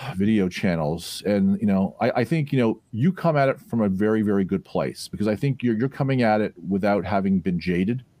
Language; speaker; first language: English; native; English